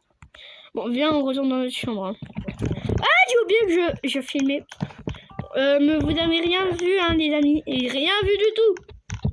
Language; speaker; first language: French; native; French